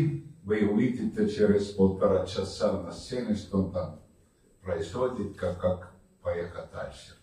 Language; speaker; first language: Russian; native; Russian